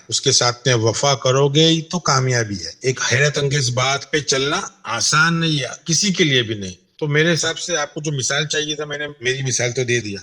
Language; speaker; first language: Urdu; non-native, local second language; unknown